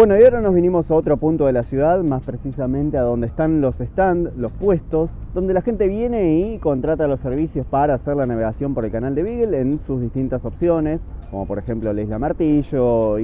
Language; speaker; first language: Spanish; native; Spanish